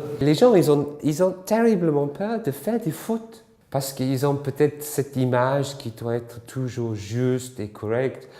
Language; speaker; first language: French; non-native, fluent; English